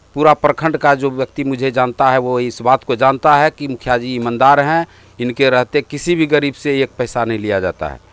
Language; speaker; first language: Hindi; native; Hindi